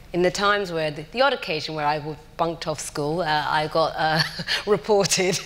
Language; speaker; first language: English; native; English